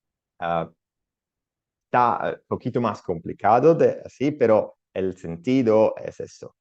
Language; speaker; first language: Spanish; non-native, learner; Italian